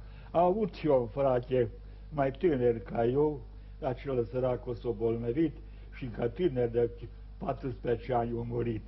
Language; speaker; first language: Romanian; non-native, local second language; Serbian